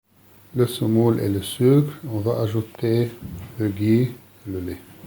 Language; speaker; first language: French; non-native, local second language; Arabic